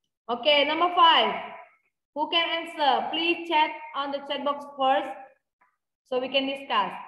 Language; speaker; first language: English; non-native, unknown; Indonesian